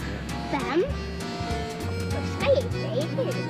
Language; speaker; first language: Swedish; early bilingual, heritage; English